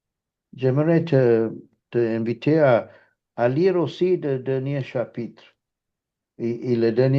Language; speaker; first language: French; non-native, fluent; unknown